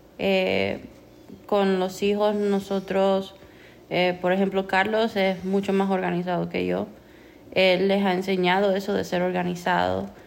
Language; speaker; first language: Spanish; non-native, fluent; English